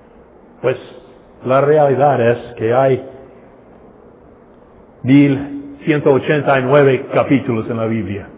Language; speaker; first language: Spanish; non-native, fluent; English